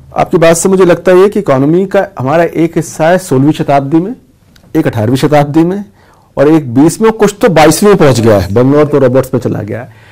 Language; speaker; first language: Hindi; native; Hindi